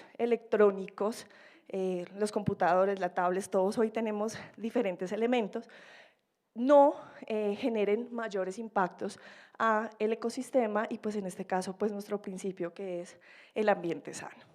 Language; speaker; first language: Spanish; native; Spanish